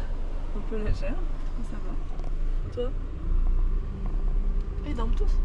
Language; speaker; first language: French; native; French